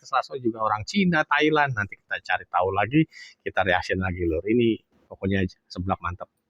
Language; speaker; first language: Indonesian; native; Indonesian